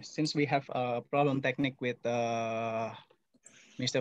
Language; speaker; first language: English; non-native, fluent; Indonesian